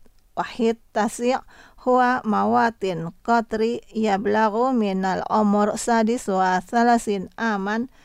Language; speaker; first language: Arabic; non-native, fluent; Indonesian